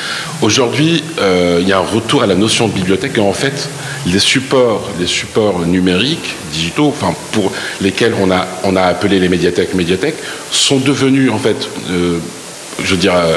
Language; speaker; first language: French; non-native, local second language; Arabic